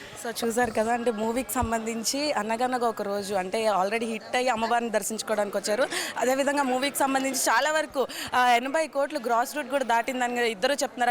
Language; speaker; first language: Telugu; native; Telugu